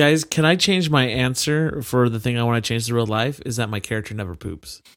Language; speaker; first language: English; native; English